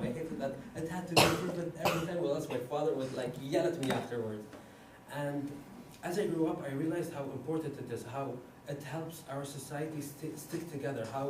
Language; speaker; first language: English; non-native, fluent; Arabic